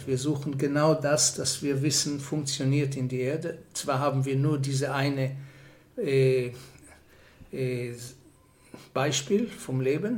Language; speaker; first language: German; non-native, fluent; Hebrew